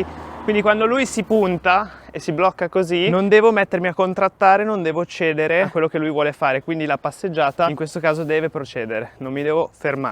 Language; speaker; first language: Italian; native; Italian